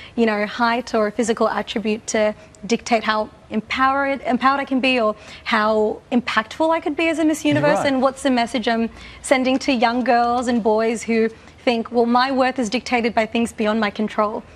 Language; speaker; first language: English; native; English